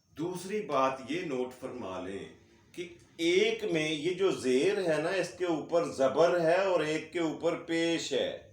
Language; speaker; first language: Urdu; non-native, local second language; Punjabi